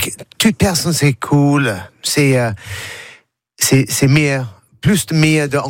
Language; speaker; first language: French; non-native, learner; English